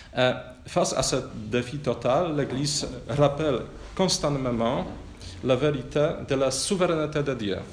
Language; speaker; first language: French; non-native, fluent; Polish